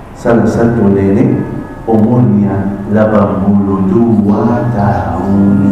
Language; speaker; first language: Malay; non-native, fluent; Arabic